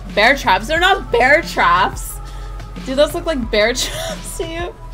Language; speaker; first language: English; native; English